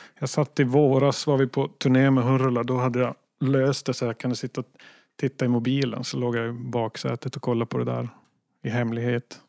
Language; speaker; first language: Swedish; native; Swedish